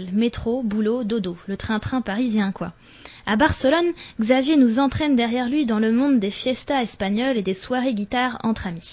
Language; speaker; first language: French; native; French